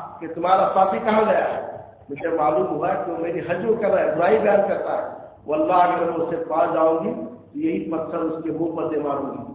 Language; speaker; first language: Urdu; native; Urdu